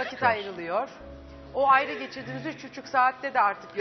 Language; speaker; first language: Turkish; native; Turkish